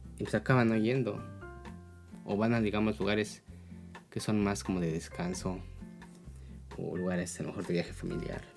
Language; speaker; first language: Spanish; native; Spanish